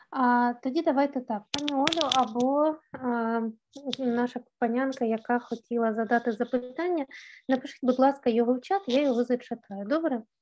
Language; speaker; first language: Ukrainian; native; Ukrainian